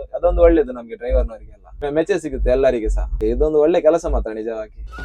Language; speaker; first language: Kannada; non-native, local second language; Tulu